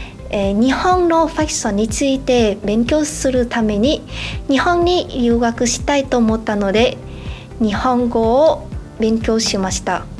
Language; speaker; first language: Japanese; non-native, learner; Vietnamese